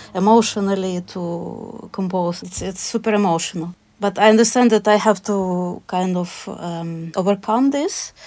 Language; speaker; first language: English; non-native, fluent; Ukrainian